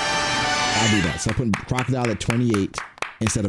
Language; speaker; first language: English; native; English